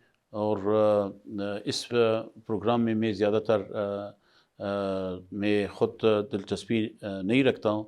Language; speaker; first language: Hindi; non-native, fluent; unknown